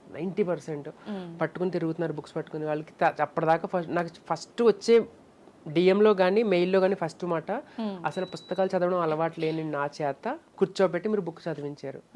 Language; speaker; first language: Telugu; native; Telugu